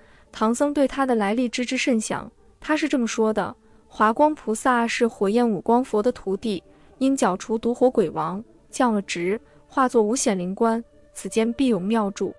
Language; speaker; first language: Chinese; native; Chinese